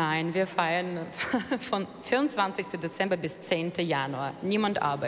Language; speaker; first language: German; non-native, fluent; Russian